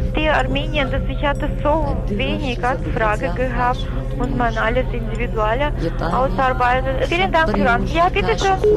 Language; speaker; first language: German; non-native, fluent; Armenian